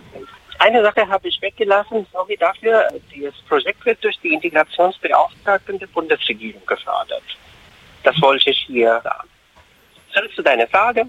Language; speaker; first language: German; non-native, fluent; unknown